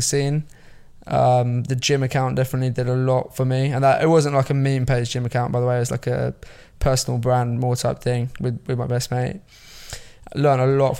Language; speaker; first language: English; native; English